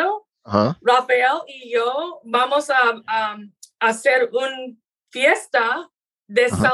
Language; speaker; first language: Spanish; non-native, learner; English